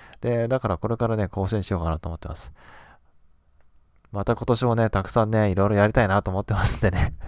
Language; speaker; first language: Japanese; native; Japanese